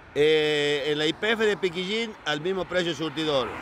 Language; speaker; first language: Spanish; native; Spanish